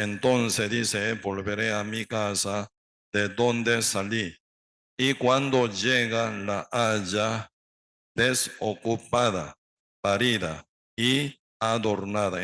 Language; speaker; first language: Spanish; non-native, learner; Korean